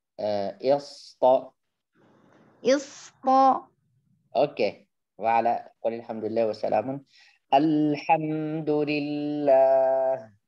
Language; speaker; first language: Arabic; non-native, fluent; Indonesian